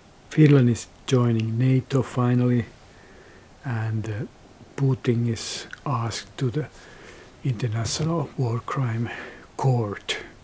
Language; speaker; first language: English; non-native, fluent; Finnish